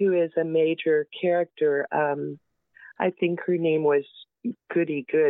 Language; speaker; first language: English; native; English